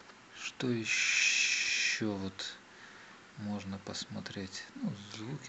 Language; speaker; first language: Russian; native; Russian